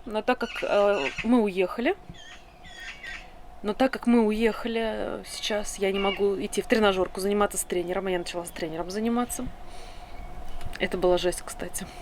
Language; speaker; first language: Russian; native; Russian